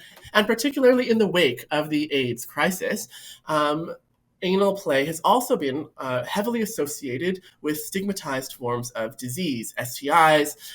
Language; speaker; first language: English; native; English